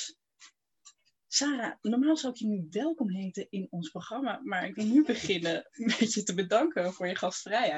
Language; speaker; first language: Dutch; native; Dutch